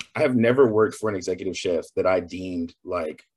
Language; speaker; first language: English; native; English